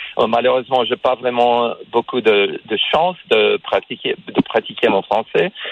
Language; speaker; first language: French; non-native, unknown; Russian